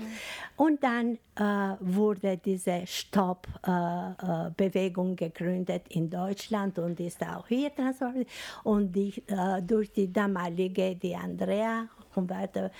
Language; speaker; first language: German; non-native, fluent; Albanian